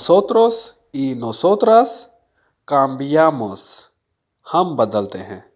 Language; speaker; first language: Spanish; non-native, fluent; Urdu